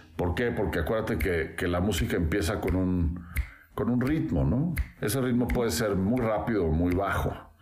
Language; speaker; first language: Spanish; native; Spanish